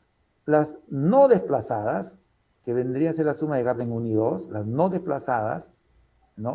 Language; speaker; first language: Spanish; native; Spanish